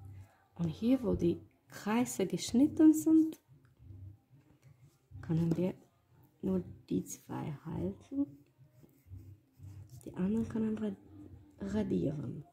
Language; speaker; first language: German; non-native, learner; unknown